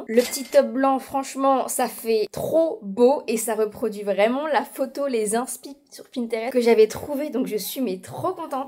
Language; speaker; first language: French; native; French